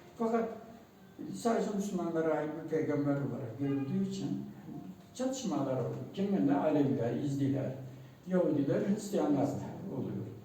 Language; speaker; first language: Turkish; non-native, local second language; Kurdish